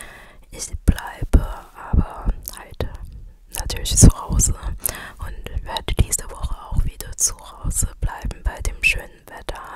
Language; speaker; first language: German; non-native, fluent; Chinese